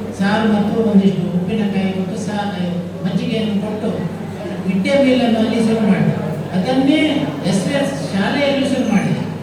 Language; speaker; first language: Kannada; native; Kannada